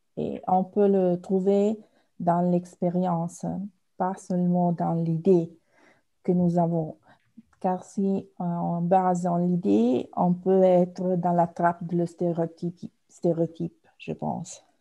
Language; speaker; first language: French; non-native, fluent; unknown